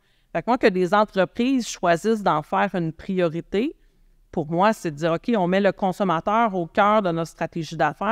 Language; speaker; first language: French; native; French